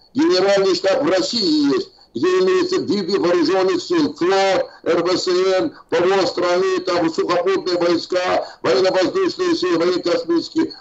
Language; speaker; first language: Russian; non-native, local second language; Armenian